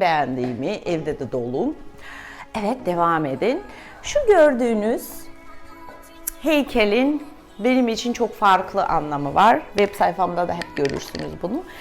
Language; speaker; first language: Turkish; non-native, fluent; Russian